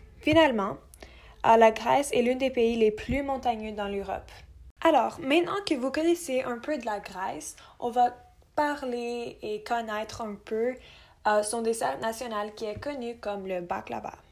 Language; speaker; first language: French; non-native, local second language; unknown